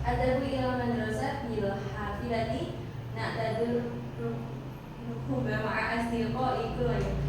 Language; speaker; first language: Arabic; non-native, learner; Indonesian